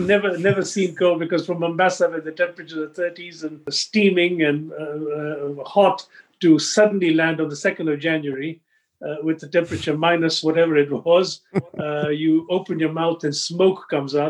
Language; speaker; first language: English; non-native, local second language; Sindhi